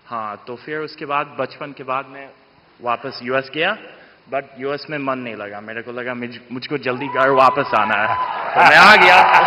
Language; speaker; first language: Hindi; non-native, fluent; English